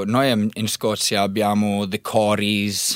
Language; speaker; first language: Italian; non-native, learner; English